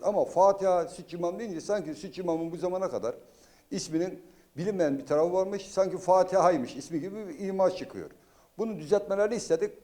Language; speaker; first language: Turkish; native; Turkish